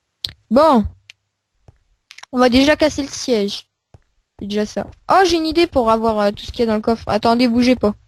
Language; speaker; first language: French; native; French